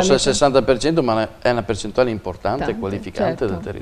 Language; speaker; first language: Italian; native; Italian